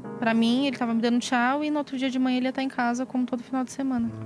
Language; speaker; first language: Portuguese; native; Portuguese